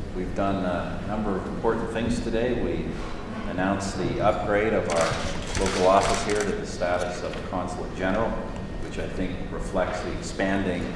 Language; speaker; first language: English; native; English